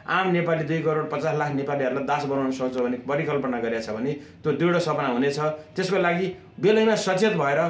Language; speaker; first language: Nepali; native; Nepali